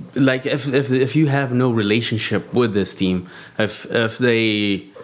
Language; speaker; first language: English; non-native, fluent; Amharic